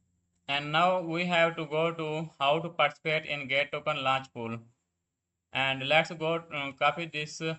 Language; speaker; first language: English; non-native, learner; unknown